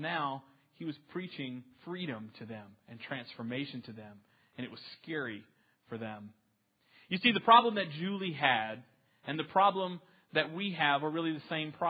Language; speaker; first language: English; native; English